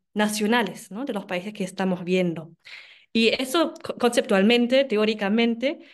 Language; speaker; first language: Spanish; non-native, fluent; German